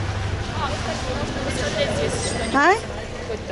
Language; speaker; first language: Russian; native; Russian